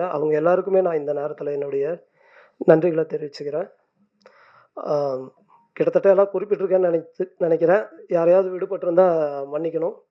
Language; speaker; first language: Tamil; native; Tamil